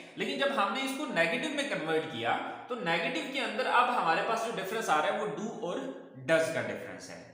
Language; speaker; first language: Urdu; native; Urdu